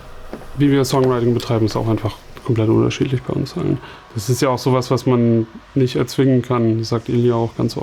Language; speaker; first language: German; native; German